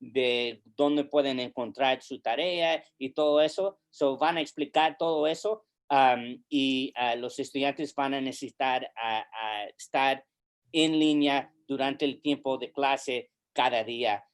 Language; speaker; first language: Spanish; early bilingual, heritage; English